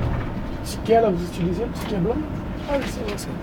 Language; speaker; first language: French; non-native, fluent; Portuguese